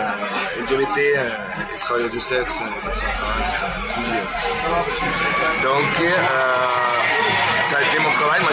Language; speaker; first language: French; non-native, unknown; Spanish